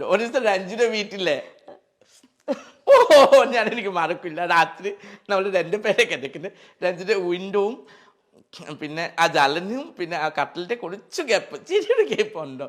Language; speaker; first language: Malayalam; non-native, fluent; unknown